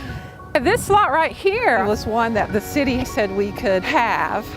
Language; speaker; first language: English; native; English